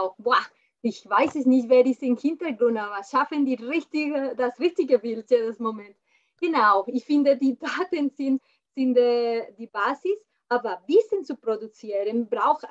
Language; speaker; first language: German; non-native, fluent; Spanish